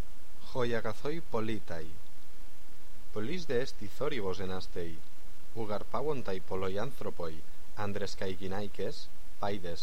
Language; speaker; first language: Greek; non-native, fluent; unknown